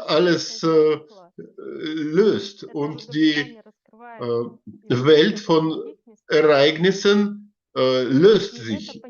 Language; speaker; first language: German; non-native, learner; Russian